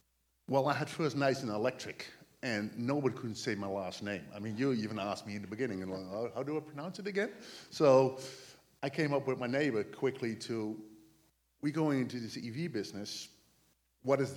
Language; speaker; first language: English; non-native, fluent; Dutch